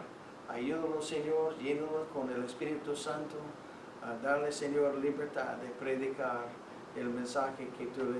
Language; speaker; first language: Spanish; non-native, fluent; English